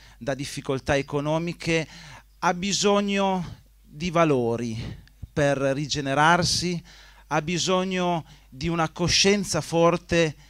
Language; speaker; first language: Italian; native; Italian